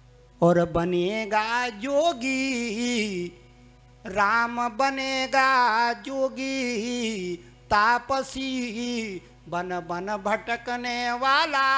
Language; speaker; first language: Hindi; native; Hindi